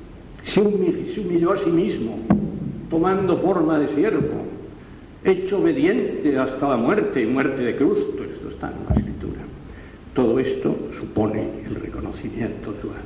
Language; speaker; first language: Spanish; non-native, local second language; Catalan